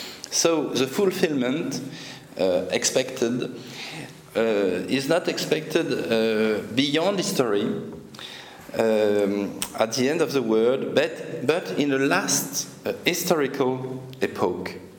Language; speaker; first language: English; non-native, fluent; French